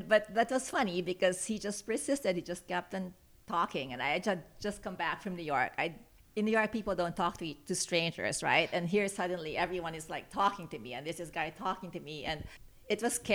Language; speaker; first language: English; non-native, local second language; Filipino